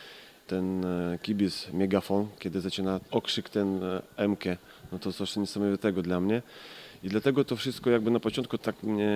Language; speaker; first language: Polish; non-native, fluent; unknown